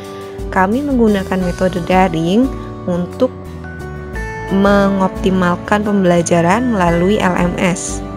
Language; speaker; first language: Indonesian; native; Indonesian